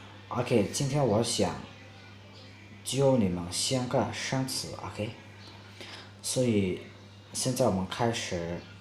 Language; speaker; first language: Chinese; non-native, fluent; Lao